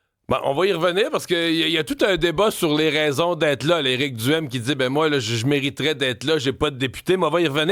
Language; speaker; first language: French; native; French